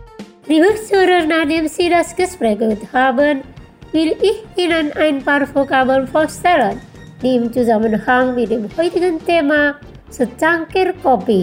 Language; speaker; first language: German; non-native, fluent; Indonesian